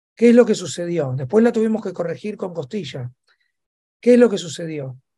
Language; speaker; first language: Spanish; native; Spanish